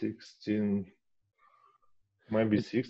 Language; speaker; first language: English; non-native, learner; Russian